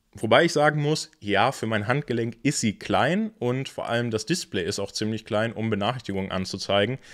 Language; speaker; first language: German; native; German